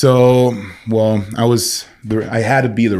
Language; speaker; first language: English; non-native, fluent; German